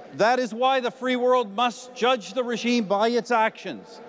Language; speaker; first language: English; native; English